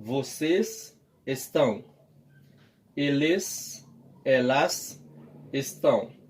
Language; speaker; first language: Portuguese; non-native, learner; Haitian Creole